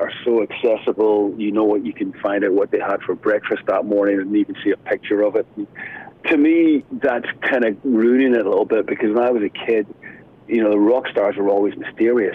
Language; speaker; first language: English; native; English